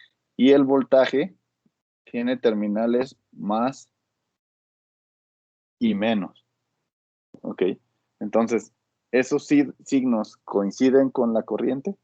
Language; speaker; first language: Spanish; native; Spanish